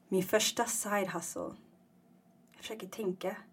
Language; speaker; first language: Swedish; early bilingual, other home language; Tigrinya